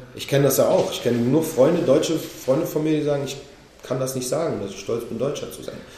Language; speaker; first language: German; early bilingual, other home language; Hebrew